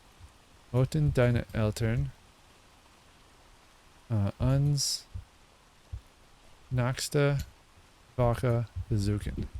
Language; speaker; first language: German; non-native, learner; English